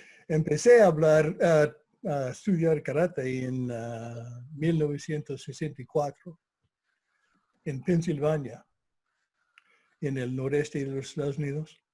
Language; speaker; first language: Spanish; non-native, fluent; English